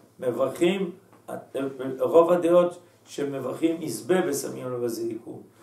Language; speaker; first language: Hebrew; native; Hebrew